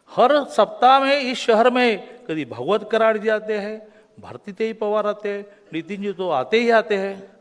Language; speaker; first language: Hindi; non-native, local second language; Marathi